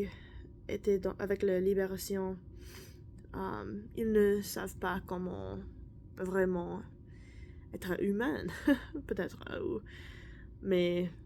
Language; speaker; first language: French; non-native, learner; English